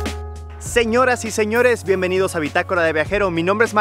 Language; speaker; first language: Spanish; native; Spanish